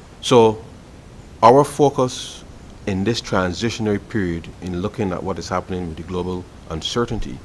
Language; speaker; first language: English; native; English